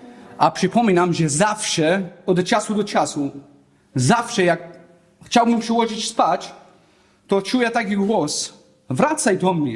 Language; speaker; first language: Polish; non-native, learner; Arabic